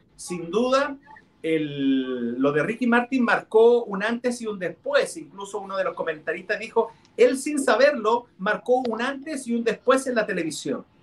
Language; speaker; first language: Spanish; non-native, local second language; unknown